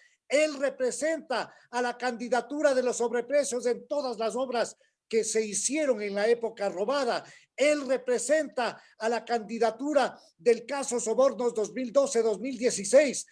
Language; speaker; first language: Spanish; native; Spanish